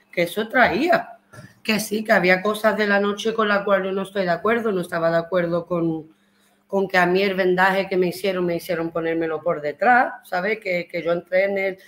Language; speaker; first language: Spanish; early bilingual, heritage; Spanish